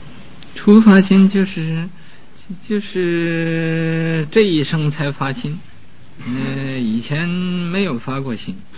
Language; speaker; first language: Chinese; native; Chinese